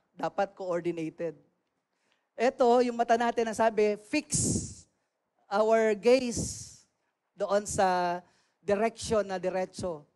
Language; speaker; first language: Filipino; native; Filipino